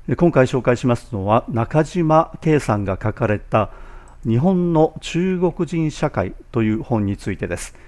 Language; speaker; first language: Japanese; native; Japanese